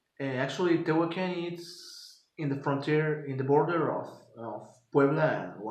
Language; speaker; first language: English; non-native, fluent; Spanish